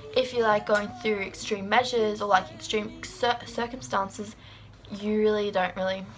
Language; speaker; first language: English; native; English